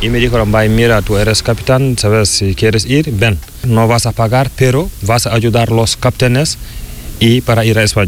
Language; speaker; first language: Spanish; non-native, learner; Fula